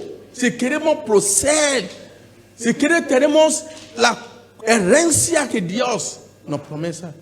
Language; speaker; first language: Spanish; non-native, learner; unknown